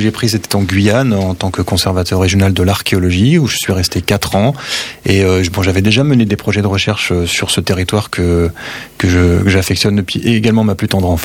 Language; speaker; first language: French; native; French